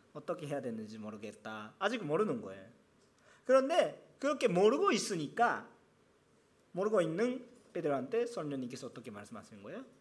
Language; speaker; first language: Korean; non-native, fluent; Japanese